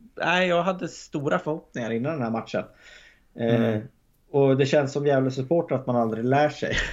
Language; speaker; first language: Swedish; native; Swedish